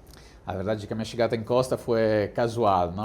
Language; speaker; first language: Portuguese; non-native, fluent; Italian